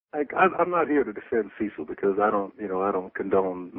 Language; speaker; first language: English; native; English